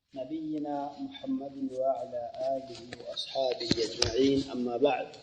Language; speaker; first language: Arabic; non-native, fluent; Swahili